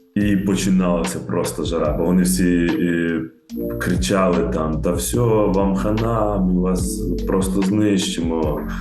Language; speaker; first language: Ukrainian; native; Ukrainian